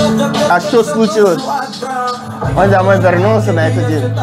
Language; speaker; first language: Russian; non-native, learner; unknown